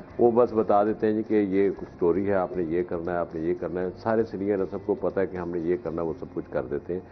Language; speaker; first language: Urdu; non-native, local second language; Punjabi